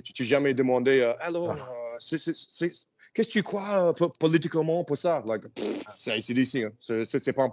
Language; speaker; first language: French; non-native, learner; English